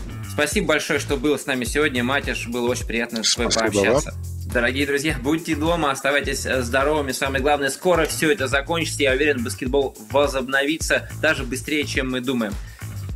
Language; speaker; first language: Russian; native; Russian